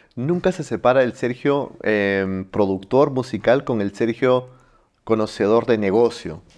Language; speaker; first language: Spanish; native; Spanish